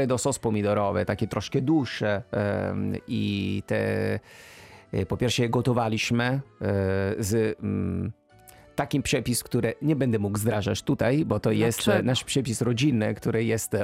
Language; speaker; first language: Polish; non-native, fluent; Italian